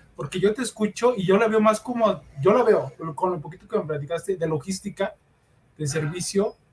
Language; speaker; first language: Spanish; native; Spanish